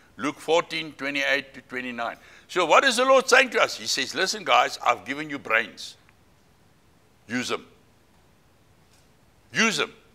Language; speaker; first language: English; non-native, local second language; Afrikaans